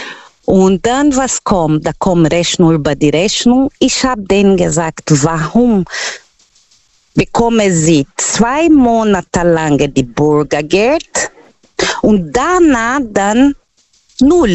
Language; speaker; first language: German; non-native, local second language; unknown